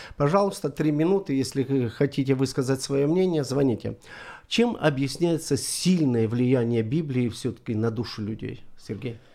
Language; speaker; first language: Russian; native; Russian